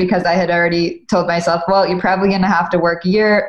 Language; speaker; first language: English; native; English